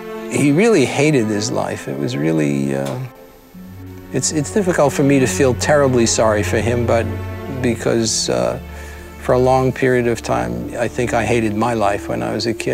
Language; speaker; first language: English; native; English